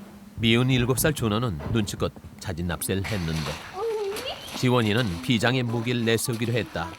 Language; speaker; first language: Korean; native; Korean